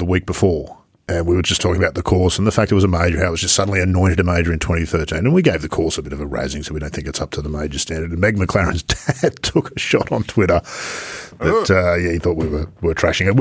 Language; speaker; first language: English; native; English